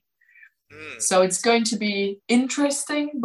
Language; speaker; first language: English; non-native, fluent; German